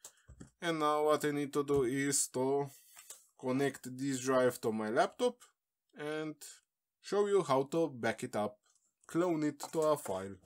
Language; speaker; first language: English; non-native, fluent; Slovenian